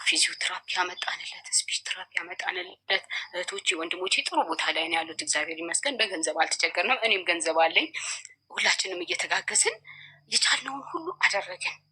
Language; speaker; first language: Amharic; native; Amharic